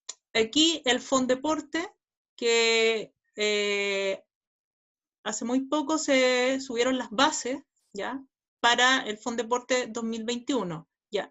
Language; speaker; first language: Spanish; native; Spanish